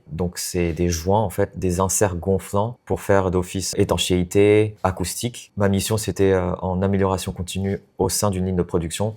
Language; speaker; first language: French; non-native, fluent; Chinese